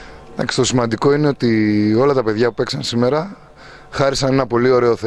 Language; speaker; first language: Greek; native; Greek